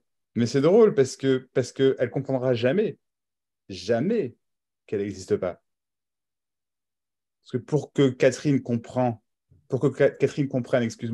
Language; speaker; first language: French; native; French